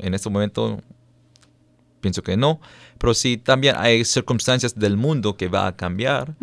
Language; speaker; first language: Spanish; non-native, fluent; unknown